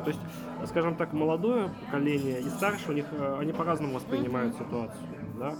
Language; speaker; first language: Russian; native; Russian